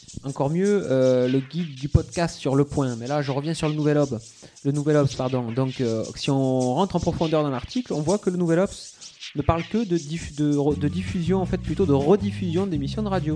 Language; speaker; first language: French; native; French